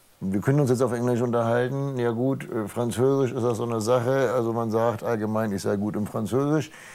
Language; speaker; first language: German; native; German